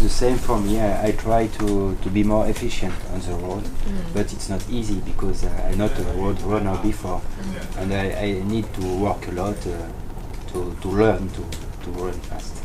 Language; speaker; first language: English; non-native, learner; French